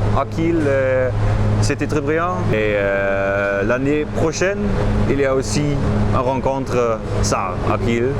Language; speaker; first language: French; non-native, fluent; German